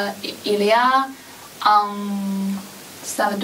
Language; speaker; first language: French; non-native, learner; Chinese